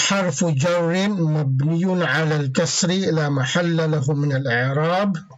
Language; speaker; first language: Arabic; non-native, fluent; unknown